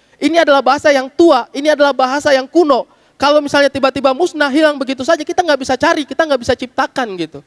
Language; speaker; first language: Indonesian; native; Indonesian